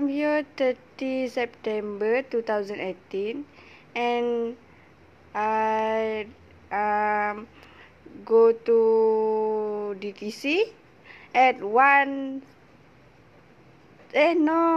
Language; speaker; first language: English; non-native, local second language; Malay